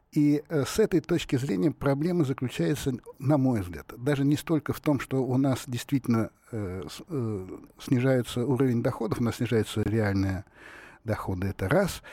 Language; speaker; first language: Russian; native; Russian